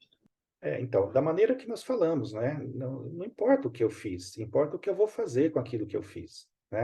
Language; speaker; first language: Portuguese; native; Portuguese